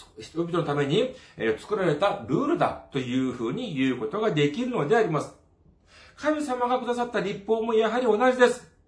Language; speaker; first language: Japanese; non-native, fluent; Korean